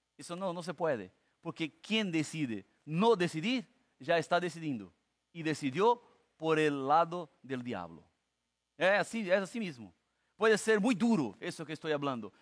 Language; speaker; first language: Spanish; non-native, fluent; Portuguese